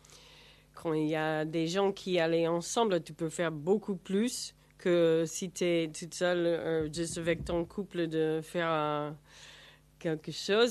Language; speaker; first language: French; non-native, learner; English